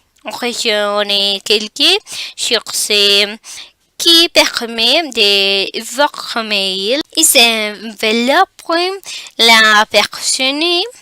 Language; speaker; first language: French; non-native, learner; Spanish